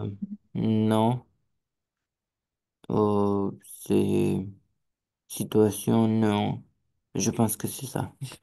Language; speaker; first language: French; non-native, learner; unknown